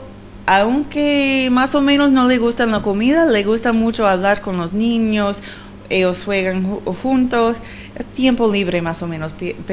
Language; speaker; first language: Spanish; non-native, learner; English